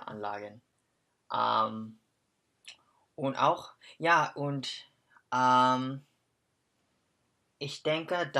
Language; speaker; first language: German; non-native, learner; English